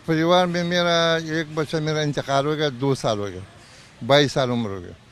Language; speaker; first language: Hindi; non-native, learner; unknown